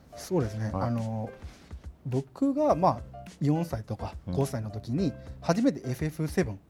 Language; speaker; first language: Japanese; non-native, fluent; Burmese